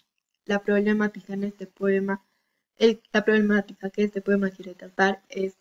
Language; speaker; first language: Spanish; native; Spanish